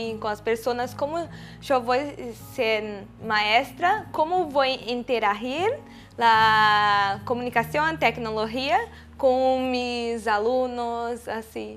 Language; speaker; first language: Spanish; non-native, learner; Portuguese